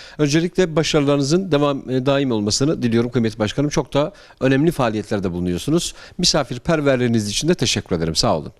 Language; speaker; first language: Turkish; native; Turkish